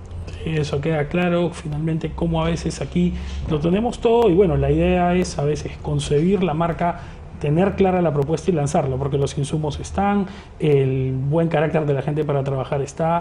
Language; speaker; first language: Spanish; native; Spanish